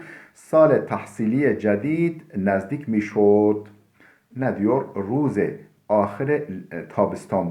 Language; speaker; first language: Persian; non-native, fluent; Turkish